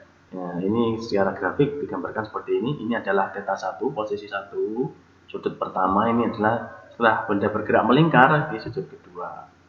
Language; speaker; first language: Indonesian; native; Indonesian